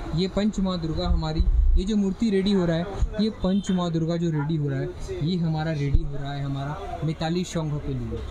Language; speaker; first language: Hindi; native; Hindi